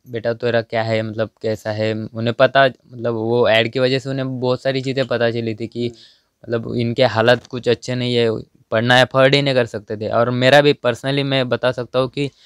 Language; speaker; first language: Hindi; non-native, local second language; Marathi